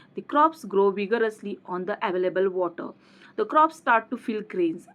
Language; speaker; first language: English; non-native, local second language; Marathi